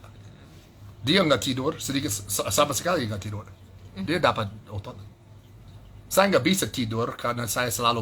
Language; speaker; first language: Indonesian; non-native, fluent; English